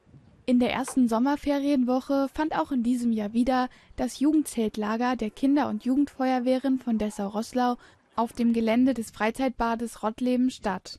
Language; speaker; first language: German; native; German